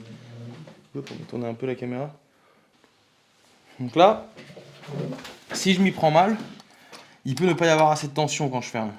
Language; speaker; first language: French; native; French